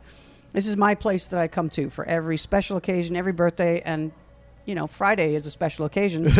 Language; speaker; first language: English; native; English